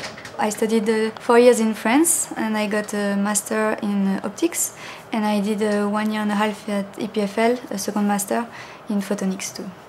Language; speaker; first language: English; non-native, fluent; French